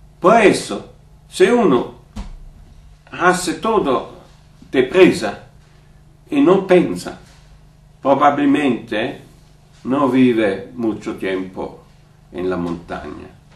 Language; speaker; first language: Spanish; non-native, learner; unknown